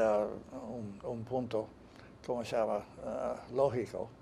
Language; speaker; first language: Spanish; non-native, fluent; English